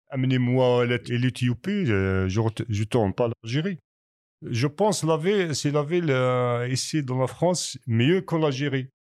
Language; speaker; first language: French; non-native, learner; Kabyle